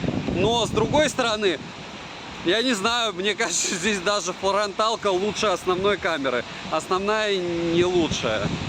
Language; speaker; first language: Russian; native; Russian